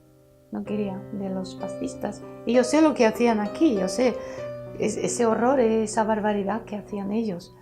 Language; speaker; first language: Spanish; early bilingual, heritage; Spanish